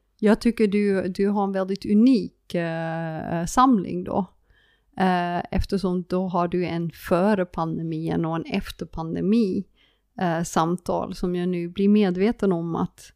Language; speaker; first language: Swedish; non-native, fluent; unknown